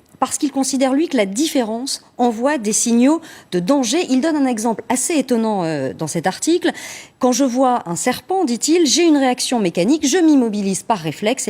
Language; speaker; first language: French; native; French